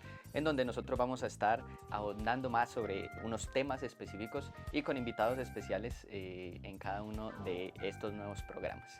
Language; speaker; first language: Spanish; native; Spanish